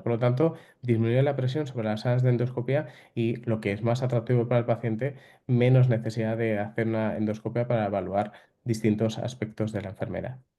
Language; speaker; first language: Spanish; native; Spanish